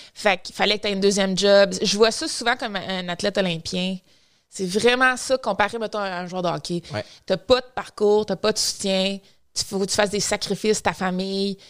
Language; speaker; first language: French; native; French